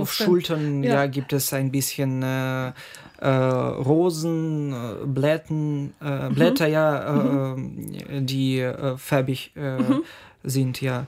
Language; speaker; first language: German; non-native, fluent; Ukrainian